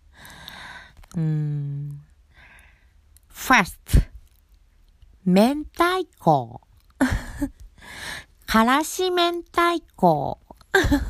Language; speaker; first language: English; non-native, learner; Japanese